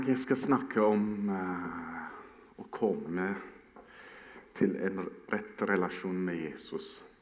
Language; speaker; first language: Norwegian; non-native, fluent; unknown